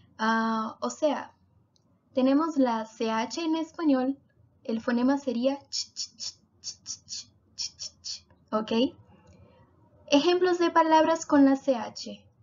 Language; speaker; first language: Spanish; non-native, fluent; Portuguese